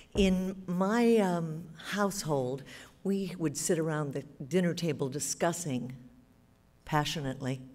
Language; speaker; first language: English; native; English